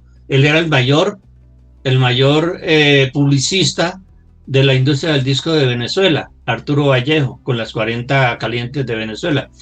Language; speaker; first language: Spanish; native; Spanish